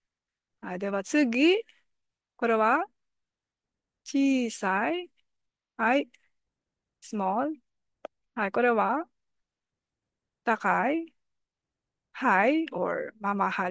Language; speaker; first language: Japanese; non-native, fluent; Filipino